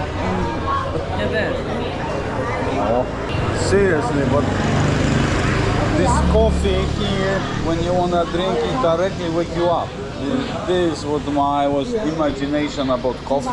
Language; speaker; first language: English; non-native, fluent; Polish